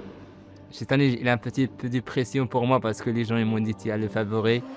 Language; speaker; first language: French; non-native, local second language; Arabic